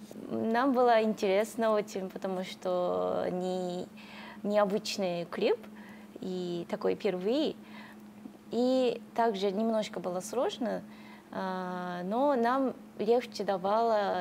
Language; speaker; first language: Russian; non-native, learner; Japanese